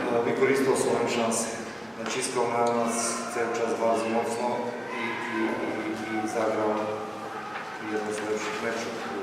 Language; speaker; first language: Polish; non-native, fluent; Slovenian